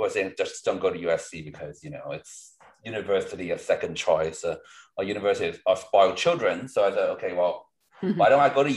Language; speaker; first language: English; non-native, local second language; Cantonese